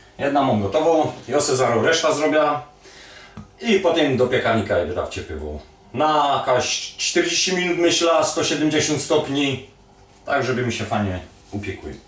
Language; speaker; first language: Polish; native; Polish